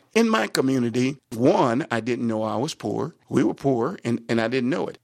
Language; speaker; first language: English; native; English